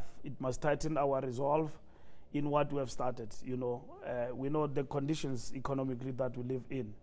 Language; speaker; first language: English; non-native, local second language; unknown